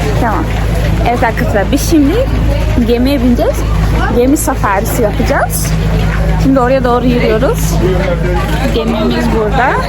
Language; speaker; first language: Turkish; early bilingual, heritage; Turkish